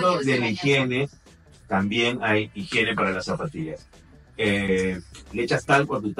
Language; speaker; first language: Spanish; native; Spanish